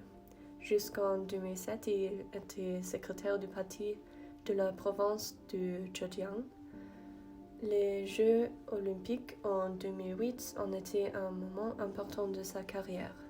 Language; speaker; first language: French; non-native, learner; German